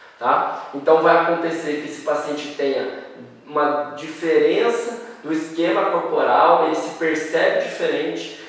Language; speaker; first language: Portuguese; native; Portuguese